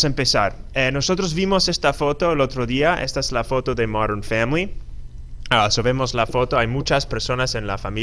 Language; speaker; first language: Spanish; non-native, fluent; English